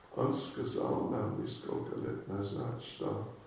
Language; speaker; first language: Russian; non-native, learner; English